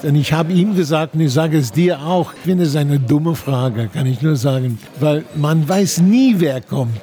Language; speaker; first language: German; non-native, fluent; English